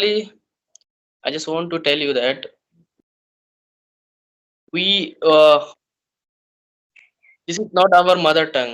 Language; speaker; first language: English; non-native, learner; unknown